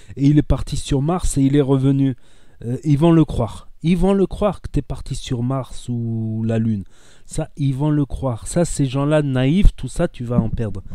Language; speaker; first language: French; native; French